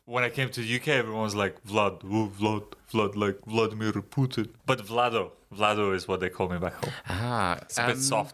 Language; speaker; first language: English; non-native, fluent; Macedonian